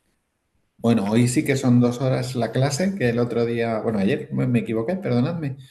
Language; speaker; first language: Spanish; native; Spanish